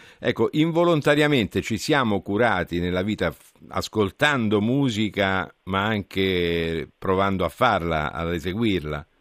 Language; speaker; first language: Italian; native; Italian